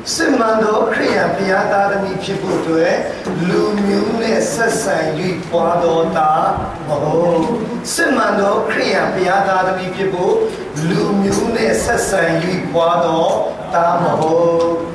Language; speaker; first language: Burmese; non-native, local second language; Hindi